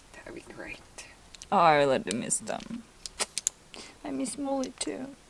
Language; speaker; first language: English; non-native, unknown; Korean